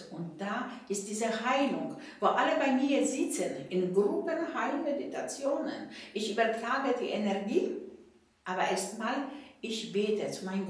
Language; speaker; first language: German; non-native, fluent; Polish